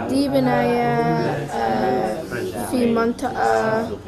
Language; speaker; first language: Arabic; non-native, learner; English